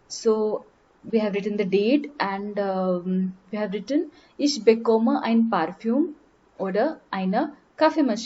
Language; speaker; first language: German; non-native, learner; Marathi